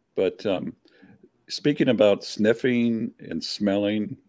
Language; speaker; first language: English; native; English